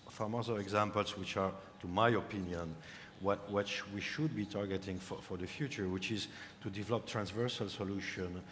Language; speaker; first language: English; non-native, fluent; French